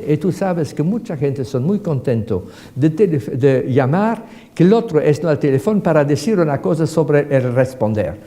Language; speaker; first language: Spanish; non-native, fluent; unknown